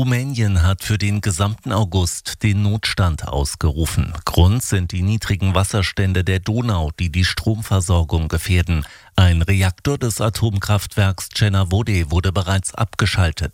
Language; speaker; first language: German; native; German